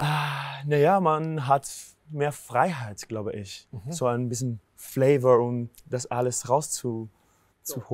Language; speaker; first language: German; non-native, fluent; Spanish